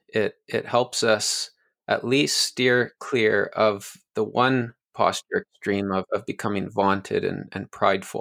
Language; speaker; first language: English; native; English